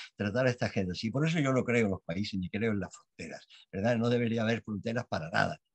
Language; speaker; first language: Spanish; native; Spanish